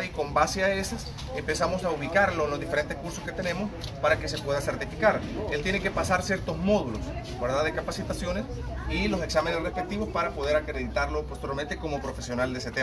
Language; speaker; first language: Spanish; native; Spanish